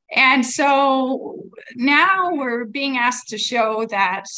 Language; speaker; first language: English; non-native, fluent; Swedish